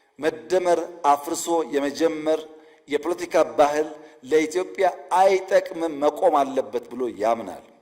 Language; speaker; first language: Amharic; non-native, local second language; Oromo